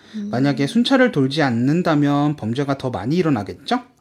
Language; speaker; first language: Korean; native; Korean